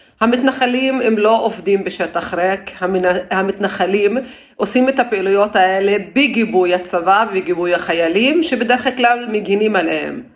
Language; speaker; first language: Hebrew; non-native, local second language; Arabic